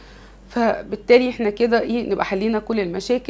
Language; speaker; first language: Arabic; native; Arabic